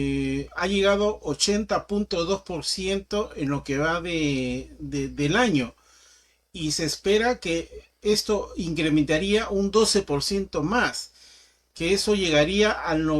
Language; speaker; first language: Spanish; native; Spanish